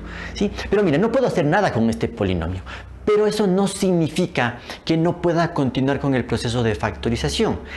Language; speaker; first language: Spanish; native; Spanish